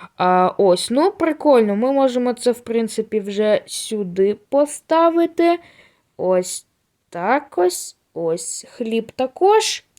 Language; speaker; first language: Ukrainian; native; Ukrainian